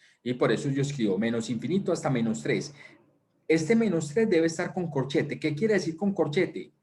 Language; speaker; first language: Spanish; native; Spanish